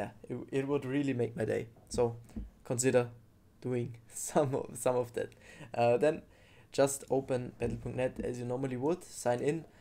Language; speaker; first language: English; non-native, fluent; German